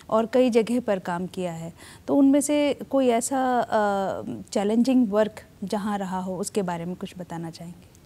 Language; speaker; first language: Hindi; native; Hindi